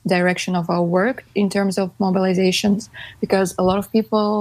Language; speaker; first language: English; non-native, fluent; Russian